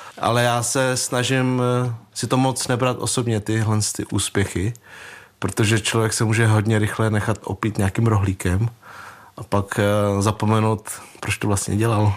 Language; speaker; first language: Czech; early bilingual, other home language; Vietnamese